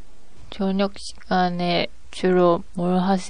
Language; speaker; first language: Korean; non-native, learner; Japanese